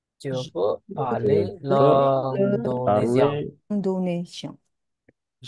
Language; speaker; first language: French; non-native, learner; Indonesian